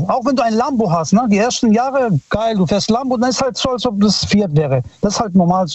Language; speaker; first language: German; early bilingual, other home language; Italian